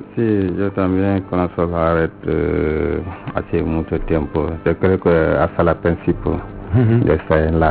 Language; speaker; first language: Spanish; non-native, learner; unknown